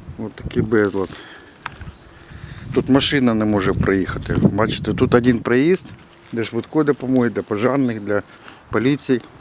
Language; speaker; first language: Ukrainian; native; Ukrainian